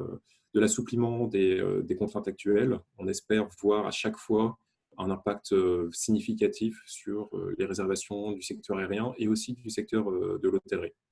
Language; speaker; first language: French; native; French